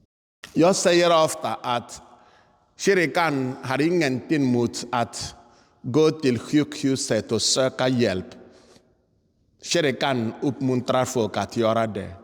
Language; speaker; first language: Swedish; non-native, fluent; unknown